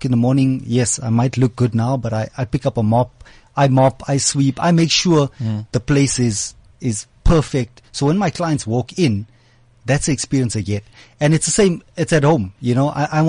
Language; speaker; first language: English; native; English